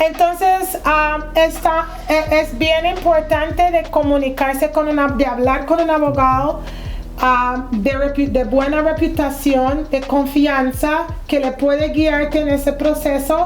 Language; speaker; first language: Spanish; non-native, fluent; English